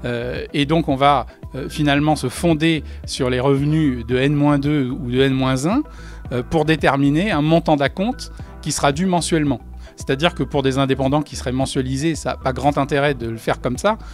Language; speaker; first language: French; native; French